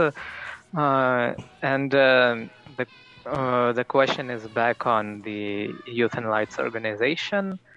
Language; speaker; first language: English; non-native, fluent; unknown